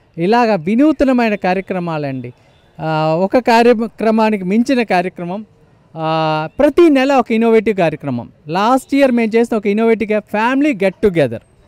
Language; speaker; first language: Telugu; non-native, local second language; Malayalam